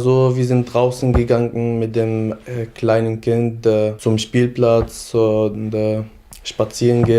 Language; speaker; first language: German; non-native, learner; Turkish